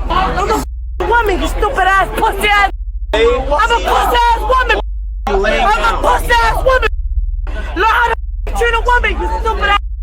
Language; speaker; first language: English; native; English